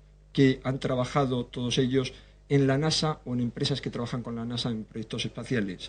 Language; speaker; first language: Spanish; native; Spanish